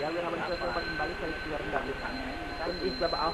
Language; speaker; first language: German; non-native, learner; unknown